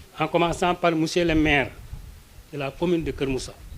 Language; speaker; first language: French; non-native, local second language; Wolof